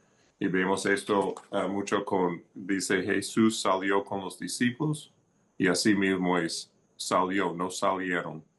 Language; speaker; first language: Spanish; non-native, fluent; English